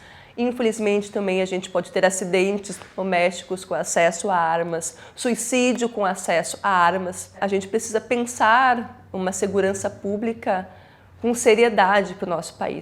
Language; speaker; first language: Portuguese; native; Portuguese